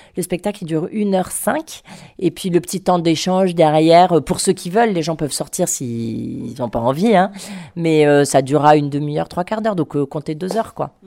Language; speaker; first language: French; native; French